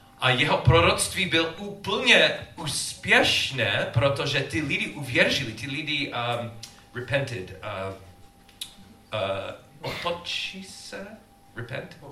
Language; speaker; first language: Czech; non-native, learner; English